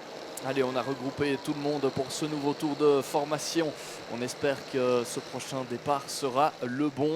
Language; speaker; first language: French; native; French